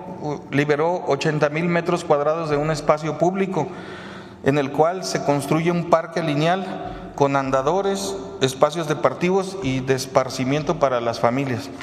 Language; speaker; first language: Spanish; native; Spanish